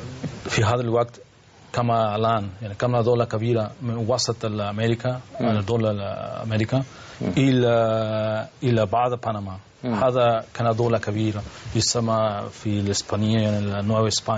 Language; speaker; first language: Arabic; non-native, learner; Spanish